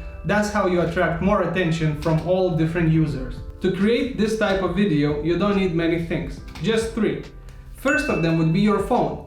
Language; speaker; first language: English; non-native, fluent; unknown